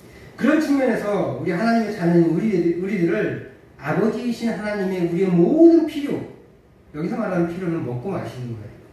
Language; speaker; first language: Korean; native; Korean